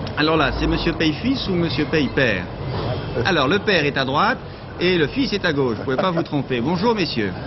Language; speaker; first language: French; native; French